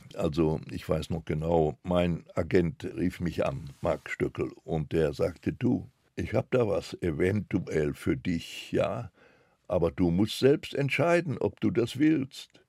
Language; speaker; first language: German; non-native, local second language; Polish